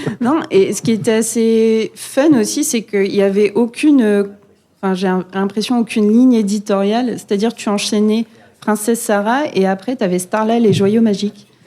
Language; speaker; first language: French; native; French